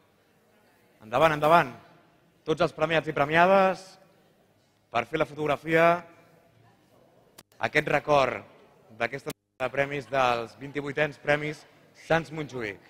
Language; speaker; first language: Catalan; native; Catalan